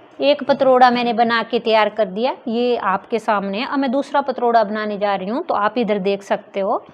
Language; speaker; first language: Hindi; non-native, local second language; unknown